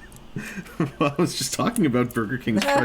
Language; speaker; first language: English; native; English